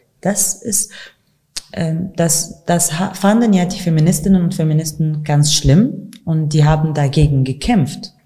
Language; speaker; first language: German; non-native, fluent; Kurdish